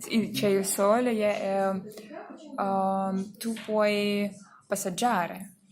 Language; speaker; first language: Italian; non-native, learner; Russian